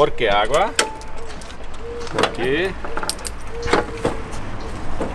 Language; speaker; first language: Portuguese; non-native, learner; German